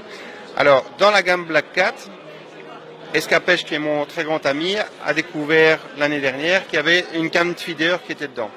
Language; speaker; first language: French; native; French